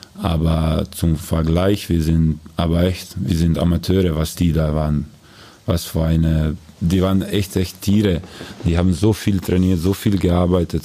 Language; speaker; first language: German; non-native, learner; Croatian